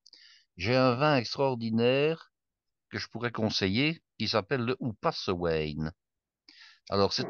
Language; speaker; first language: French; native; French